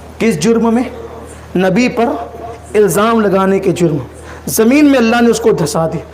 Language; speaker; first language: Urdu; native; Urdu